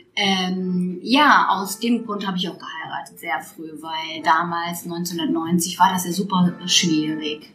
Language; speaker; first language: German; non-native, fluent; Turkish